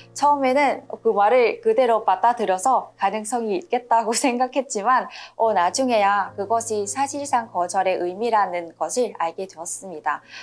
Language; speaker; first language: Korean; non-native, fluent; Vietnamese